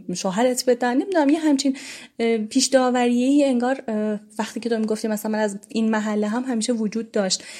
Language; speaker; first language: Persian; native; Persian